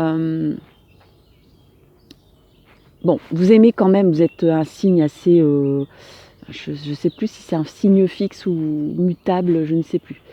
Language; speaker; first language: French; native; French